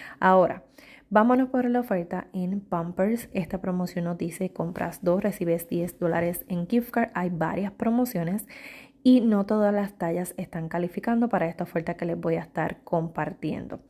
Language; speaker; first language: Spanish; native; Spanish